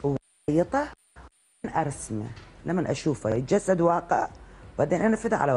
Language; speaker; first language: Arabic; native; Arabic